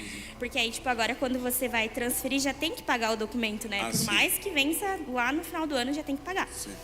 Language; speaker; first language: Portuguese; native; Portuguese